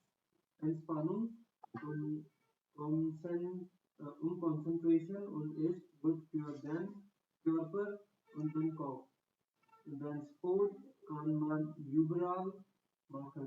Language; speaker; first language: German; non-native, learner; Hindi